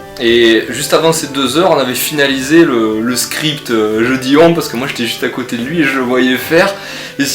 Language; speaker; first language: French; native; French